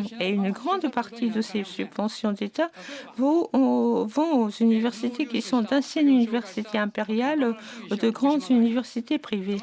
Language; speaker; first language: French; non-native, fluent; Japanese